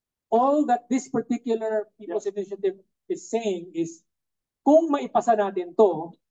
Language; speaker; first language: English; non-native, local second language; Cebuano